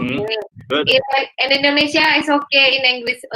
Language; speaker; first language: English; non-native, learner; Indonesian